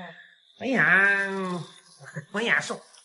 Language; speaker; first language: Chinese; native; Chinese